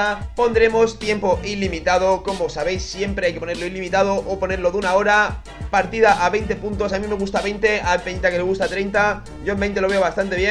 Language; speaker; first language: Spanish; native; Spanish